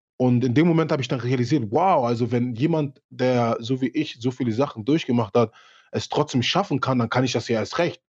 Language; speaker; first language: German; early bilingual, other home language; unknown